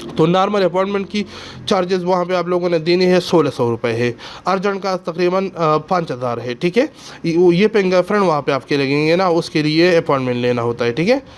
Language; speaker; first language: Urdu; non-native, local second language; Pashto